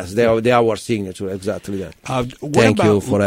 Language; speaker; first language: English; non-native, learner; Italian